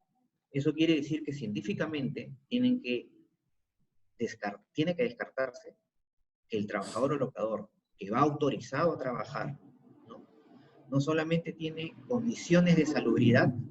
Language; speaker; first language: Spanish; native; Spanish